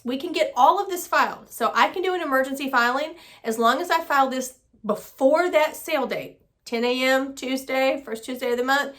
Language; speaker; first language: English; native; English